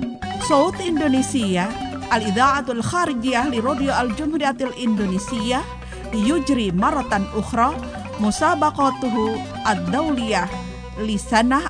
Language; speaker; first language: Arabic; non-native, fluent; Indonesian